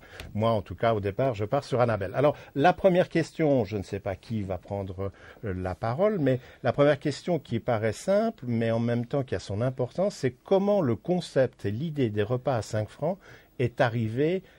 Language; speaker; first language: French; native; French